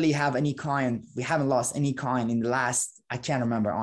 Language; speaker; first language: English; non-native, fluent; Persian